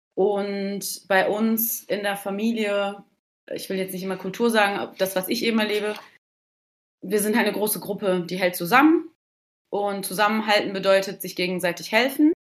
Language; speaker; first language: German; early bilingual, other home language; Turkish